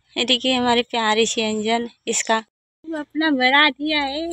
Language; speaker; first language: Hindi; non-native, local second language; Marathi